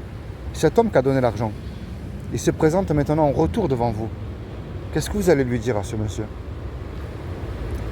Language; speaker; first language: French; native; French